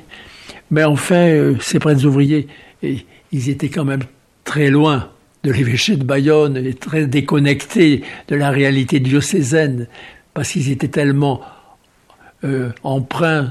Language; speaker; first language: French; native; French